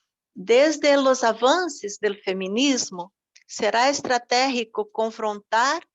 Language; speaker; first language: Spanish; non-native, fluent; Portuguese